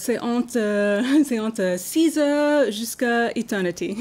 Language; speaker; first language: French; non-native, learner; English